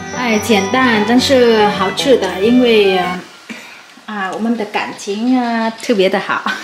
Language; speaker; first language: Chinese; non-native, fluent; Vietnamese